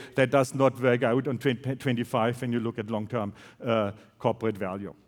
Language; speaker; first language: English; non-native, fluent; German